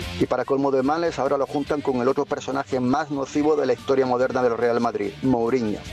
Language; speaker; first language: Spanish; native; Spanish